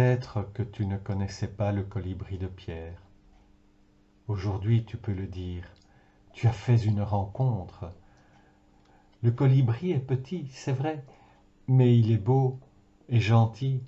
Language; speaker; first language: French; native; French